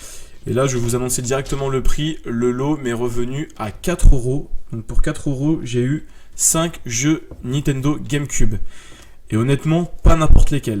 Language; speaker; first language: French; native; French